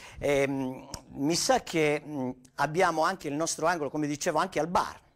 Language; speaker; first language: Italian; native; Italian